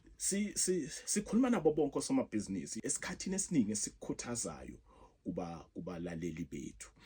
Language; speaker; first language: Zulu; non-native, local second language; South Ndebele